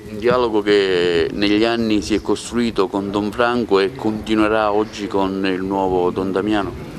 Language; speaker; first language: Italian; native; Italian